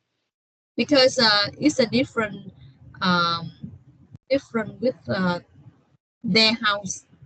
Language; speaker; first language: English; non-native, learner; Vietnamese